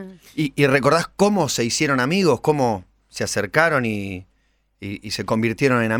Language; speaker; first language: Spanish; native; Spanish